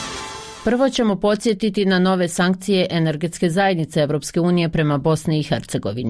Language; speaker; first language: Croatian; native; Croatian